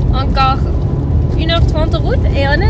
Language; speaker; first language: French; non-native, fluent; Dutch